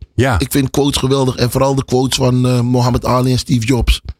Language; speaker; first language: Dutch; native; Dutch